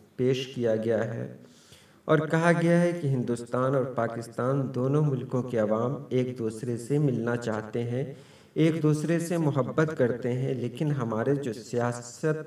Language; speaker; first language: Urdu; native; Urdu